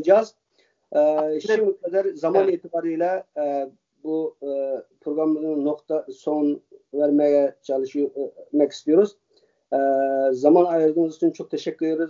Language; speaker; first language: Turkish; early bilingual, heritage; Uyghur